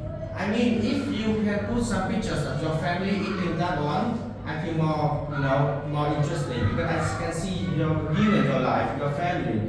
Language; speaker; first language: English; non-native, learner; Vietnamese